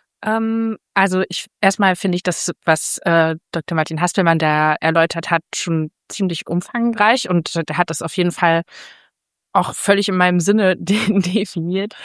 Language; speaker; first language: German; native; German